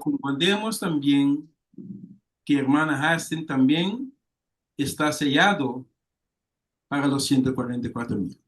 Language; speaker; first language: Spanish; non-native, learner; Papiamento